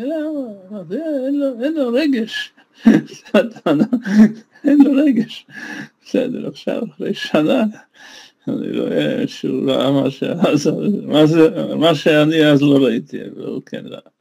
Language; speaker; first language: Hebrew; non-native, fluent; Russian